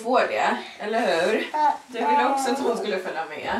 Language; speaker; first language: Swedish; native; Swedish